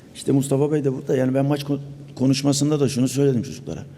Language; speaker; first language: Turkish; native; Turkish